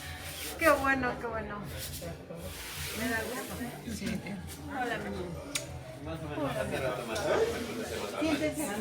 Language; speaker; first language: Spanish; native; Spanish